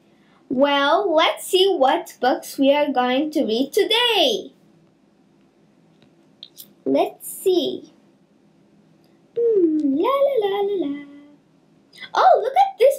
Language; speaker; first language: English; native; English